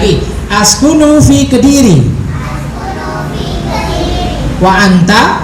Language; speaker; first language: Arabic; non-native, fluent; Indonesian